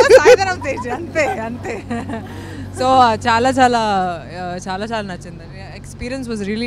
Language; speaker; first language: Telugu; non-native, fluent; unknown